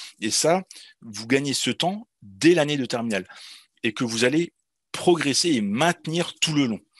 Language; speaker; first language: French; native; French